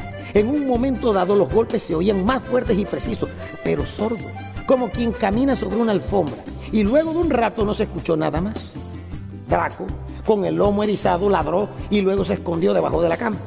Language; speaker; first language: Spanish; native; Spanish